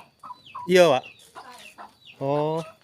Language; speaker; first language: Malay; non-native, local second language; Sundanese